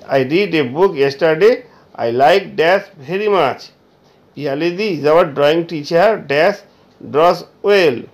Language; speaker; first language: English; non-native, local second language; Bangla